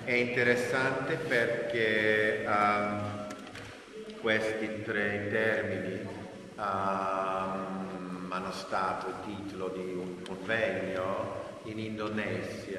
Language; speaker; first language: Italian; non-native, fluent; English